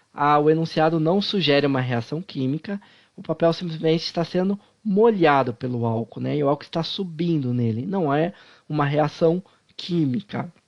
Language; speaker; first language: Portuguese; native; Portuguese